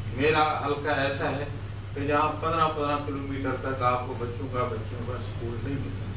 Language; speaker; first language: Urdu; non-native, local second language; Saraiki